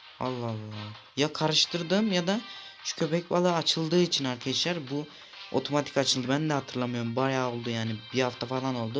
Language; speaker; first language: Turkish; native; Turkish